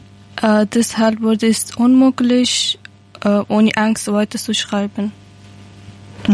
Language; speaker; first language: German; non-native, learner; Persian